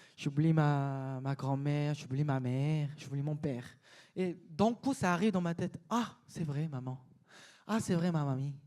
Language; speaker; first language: French; non-native, fluent; Korean